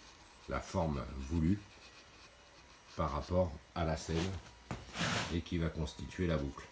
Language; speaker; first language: French; native; French